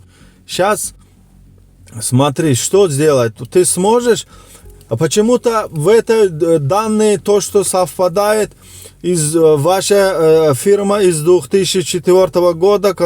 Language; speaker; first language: Russian; non-native, local second language; Tajik